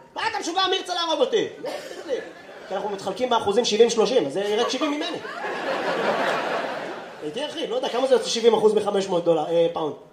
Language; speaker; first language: Hebrew; native; Hebrew